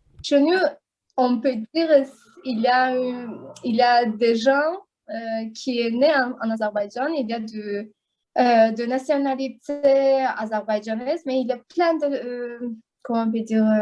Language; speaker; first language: French; non-native, learner; Azerbaijani